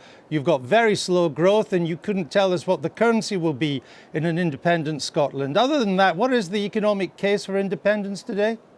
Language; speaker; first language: English; native; English